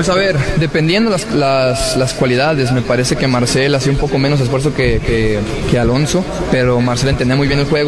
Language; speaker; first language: Spanish; native; Spanish